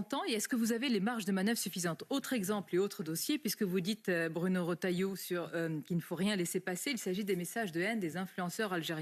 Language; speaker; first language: French; native; French